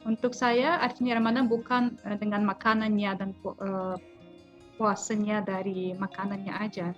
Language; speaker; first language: Indonesian; non-native, fluent; Russian